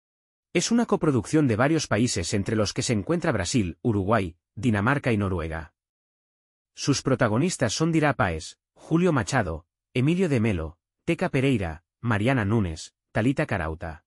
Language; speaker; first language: Spanish; native; Spanish